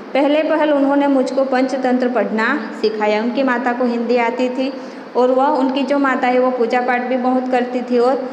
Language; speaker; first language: Hindi; non-native, local second language; Gujarati